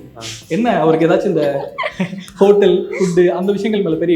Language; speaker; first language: Tamil; native; Tamil